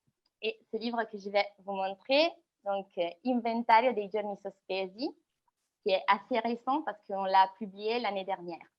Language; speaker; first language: French; non-native, fluent; Italian